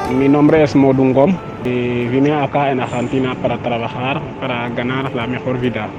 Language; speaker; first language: Spanish; non-native, learner; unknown